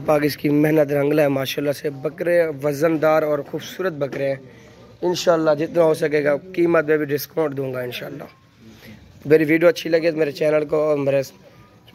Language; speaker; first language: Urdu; non-native, local second language; Saraiki